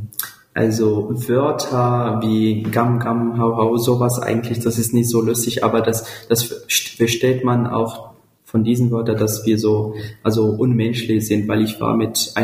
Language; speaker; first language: German; non-native, fluent; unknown